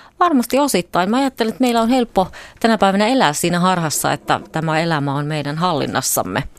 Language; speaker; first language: Finnish; native; Finnish